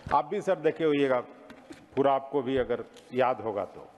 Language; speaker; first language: Hindi; native; Hindi